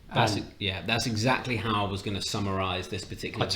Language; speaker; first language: English; native; English